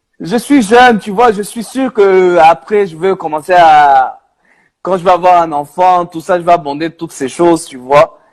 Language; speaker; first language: French; non-native, local second language; Arabic